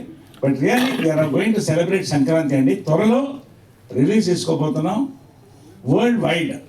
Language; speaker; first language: Telugu; native; Telugu